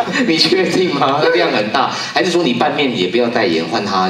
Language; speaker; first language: Chinese; native; Chinese